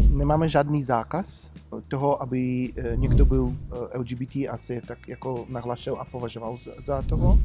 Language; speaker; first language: Czech; non-native, fluent; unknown